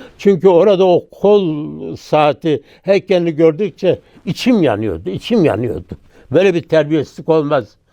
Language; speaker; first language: Turkish; native; Turkish